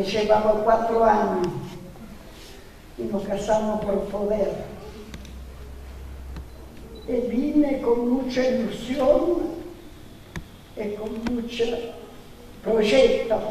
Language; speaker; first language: Spanish; non-native, learner; Italian